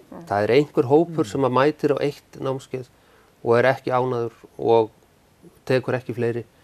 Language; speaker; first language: Icelandic; native; Icelandic